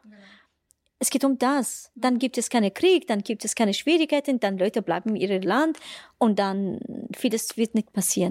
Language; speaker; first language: German; non-native, fluent; Persian